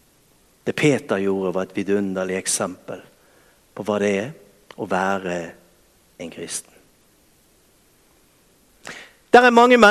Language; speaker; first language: Norwegian; native; Norwegian